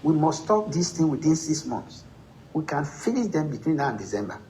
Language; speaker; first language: English; non-native, local second language; Yoruba